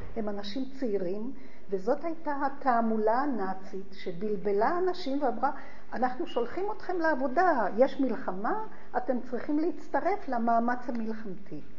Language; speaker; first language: Hebrew; early bilingual, other home language; Polish